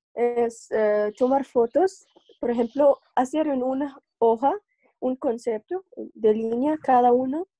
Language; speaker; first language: Spanish; non-native, learner; English